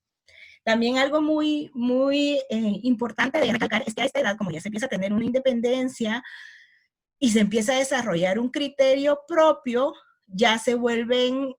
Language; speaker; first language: Spanish; native; Spanish